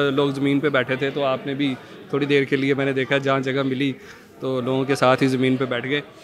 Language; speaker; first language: Urdu; non-native, local second language; Punjabi